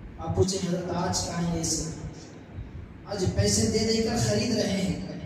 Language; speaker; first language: Urdu; native; Urdu